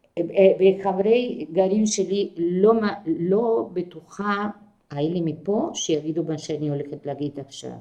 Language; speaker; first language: Hebrew; non-native, fluent; Spanish